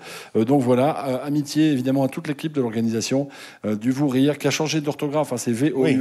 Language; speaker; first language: French; native; French